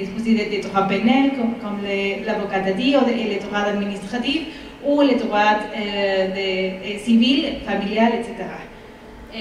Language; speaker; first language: French; non-native, fluent; Spanish